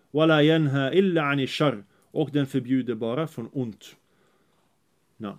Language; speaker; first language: Swedish; early bilingual, other home language; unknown